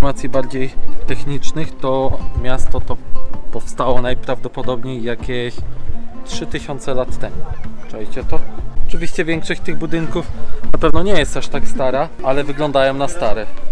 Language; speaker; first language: Polish; native; Polish